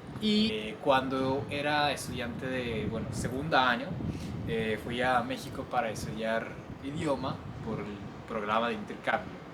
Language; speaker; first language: Spanish; non-native, fluent; Japanese